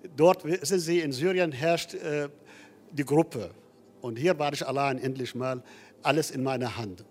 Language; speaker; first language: German; non-native, fluent; Arabic